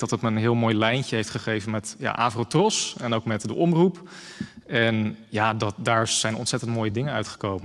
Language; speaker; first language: Dutch; native; Dutch